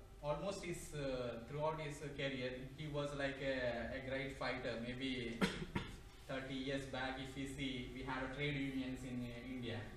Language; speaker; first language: English; non-native, local second language; Telugu